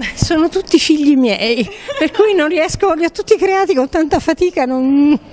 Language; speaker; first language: Italian; native; Italian